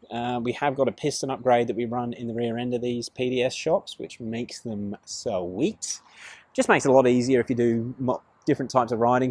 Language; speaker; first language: English; native; English